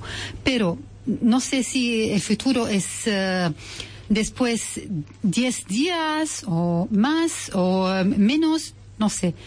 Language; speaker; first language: Spanish; non-native, learner; Arabic